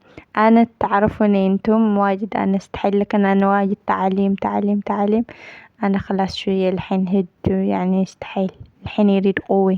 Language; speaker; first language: Arabic; non-native, learner; Amharic